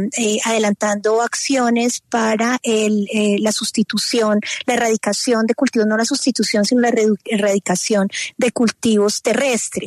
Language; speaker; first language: Spanish; native; Spanish